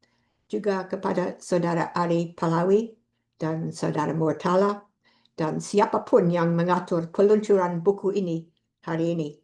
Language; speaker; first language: Indonesian; non-native, fluent; English